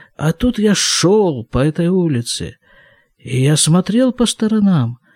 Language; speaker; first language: Russian; native; Russian